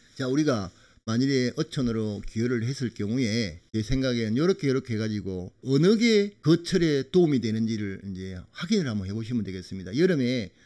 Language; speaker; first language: Korean; native; Korean